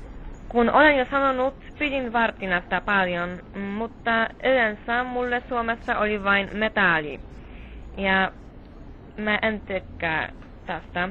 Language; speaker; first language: Finnish; non-native, fluent; Polish